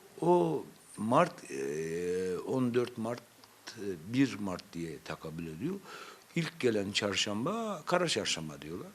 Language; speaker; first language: Turkish; non-native, local second language; Zaza